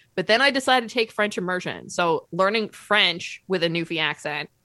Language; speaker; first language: English; native; English